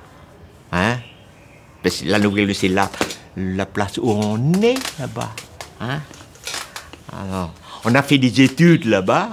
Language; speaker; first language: French; non-native, local second language; Vietnamese